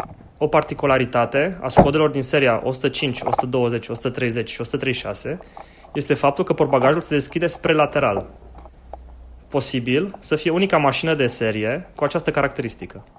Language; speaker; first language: Romanian; native; Romanian